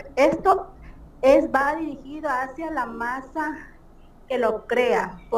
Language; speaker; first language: Spanish; native; Spanish